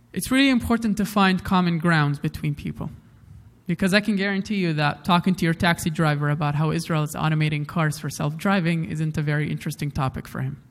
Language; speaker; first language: English; non-native, fluent; Arabic